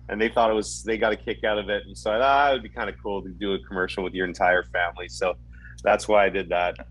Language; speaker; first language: English; native; English